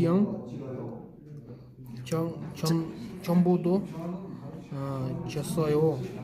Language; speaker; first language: Korean; non-native, learner; Mongolian